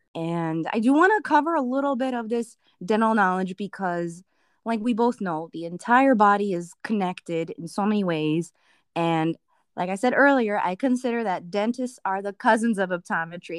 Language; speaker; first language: English; early bilingual, other home language; Spanish